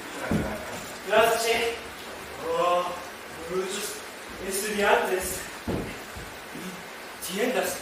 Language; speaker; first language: Spanish; non-native, learner; Japanese